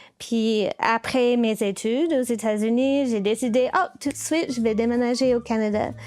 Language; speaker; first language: French; non-native, fluent; English